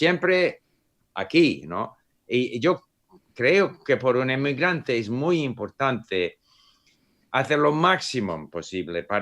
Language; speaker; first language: Spanish; non-native, fluent; English